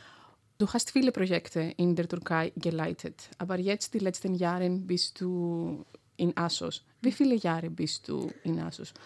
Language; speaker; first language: German; non-native, fluent; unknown